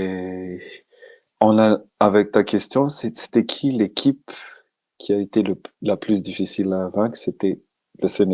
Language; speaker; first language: French; non-native, local second language; Malagasy